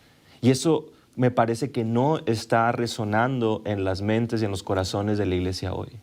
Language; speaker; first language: Spanish; native; Spanish